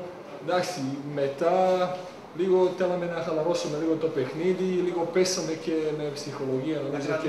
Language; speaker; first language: Greek; non-native, fluent; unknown